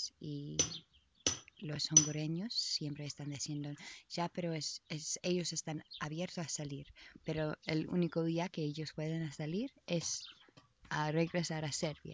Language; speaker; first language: Spanish; non-native, learner; English